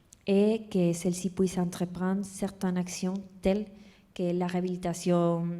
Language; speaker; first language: French; non-native, fluent; Spanish